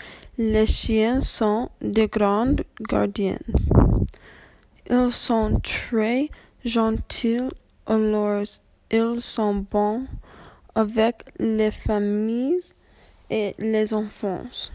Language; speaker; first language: French; non-native, learner; English